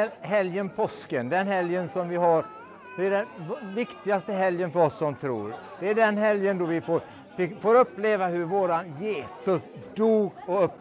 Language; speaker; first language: Swedish; native; Swedish